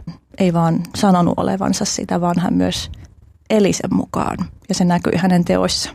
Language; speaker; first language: Finnish; early bilingual, other home language; Albanian